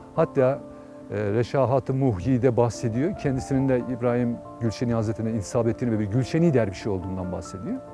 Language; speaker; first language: Turkish; native; Turkish